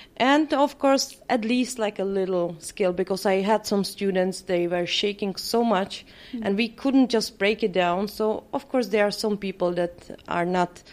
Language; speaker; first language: English; non-native, fluent; Czech